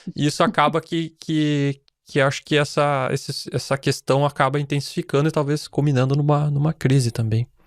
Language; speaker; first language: Portuguese; native; Portuguese